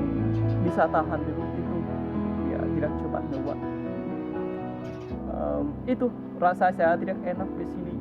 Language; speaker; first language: Indonesian; non-native, learner; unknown